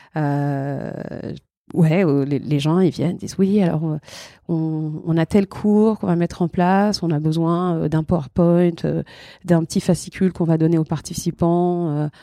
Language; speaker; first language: French; early bilingual, other home language; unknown